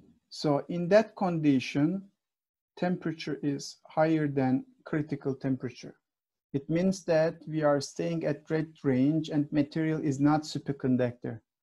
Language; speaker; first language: English; non-native, fluent; Turkish